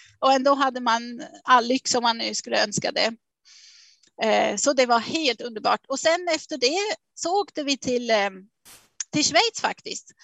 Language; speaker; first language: Swedish; non-native, fluent; Swiss German